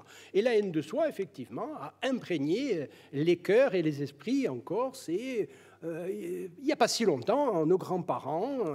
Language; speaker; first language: French; native; French